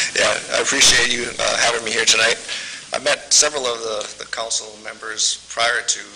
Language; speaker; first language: English; native; English